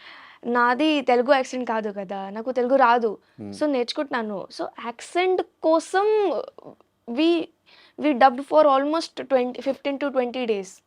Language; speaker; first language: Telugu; non-native, learner; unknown